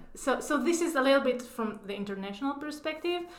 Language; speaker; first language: English; non-native, fluent; Hebrew